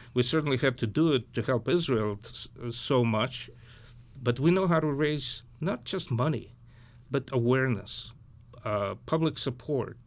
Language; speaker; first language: English; early bilingual, other home language; Ukrainian